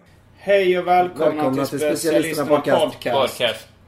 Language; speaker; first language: Swedish; native; Swedish